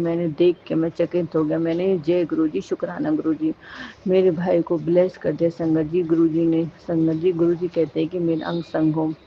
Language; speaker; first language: Hindi; native; Hindi